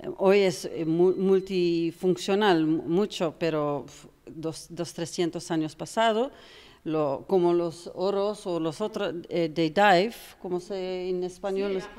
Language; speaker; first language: Spanish; non-native, learner; English